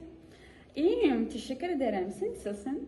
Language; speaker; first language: Turkish; non-native, learner; Russian